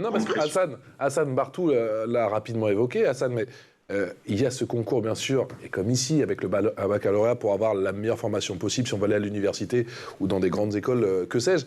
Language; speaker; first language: French; native; French